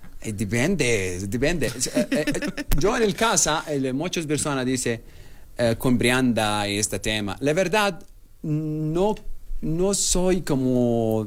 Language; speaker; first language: Spanish; non-native, learner; Arabic